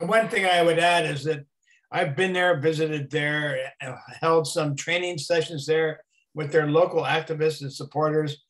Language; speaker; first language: English; native; English